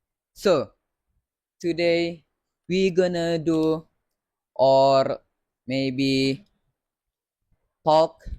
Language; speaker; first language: English; non-native, learner; Indonesian